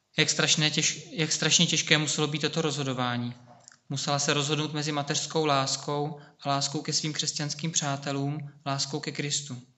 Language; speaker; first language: Czech; native; Czech